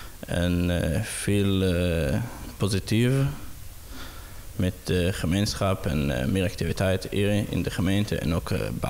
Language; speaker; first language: Dutch; non-native, learner; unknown